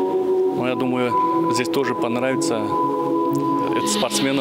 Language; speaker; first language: Russian; non-native, fluent; Uzbek